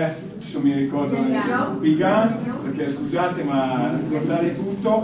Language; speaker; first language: Italian; native; Italian